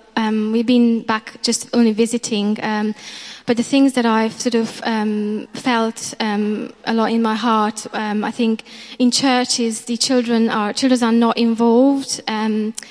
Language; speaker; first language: English; non-native, fluent; Romanian